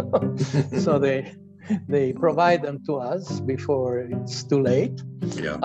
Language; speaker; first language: English; non-native, fluent; Italian